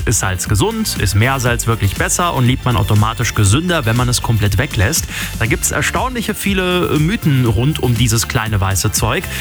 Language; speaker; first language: German; native; German